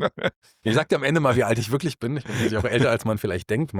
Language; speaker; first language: German; native; German